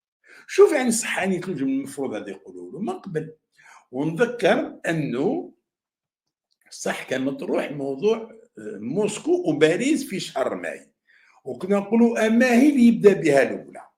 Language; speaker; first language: Arabic; native; Arabic